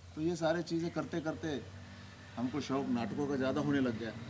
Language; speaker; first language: Hindi; non-native, local second language; Marathi